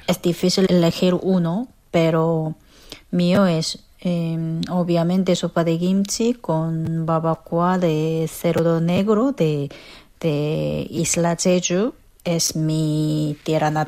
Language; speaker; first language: Spanish; non-native, fluent; Korean